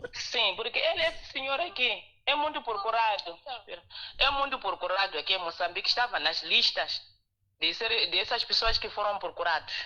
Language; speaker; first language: Portuguese; non-native, local second language; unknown